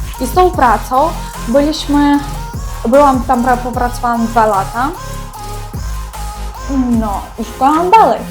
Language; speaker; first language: Polish; non-native, learner; Ukrainian